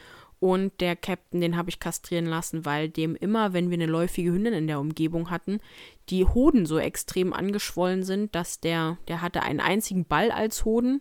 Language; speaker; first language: German; native; German